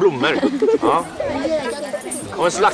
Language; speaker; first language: Swedish; native; Swedish